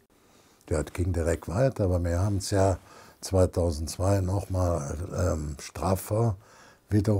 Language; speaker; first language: German; native; German